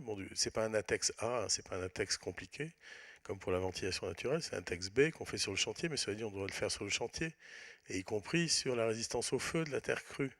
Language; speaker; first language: French; native; French